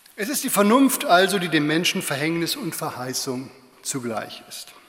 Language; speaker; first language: German; native; German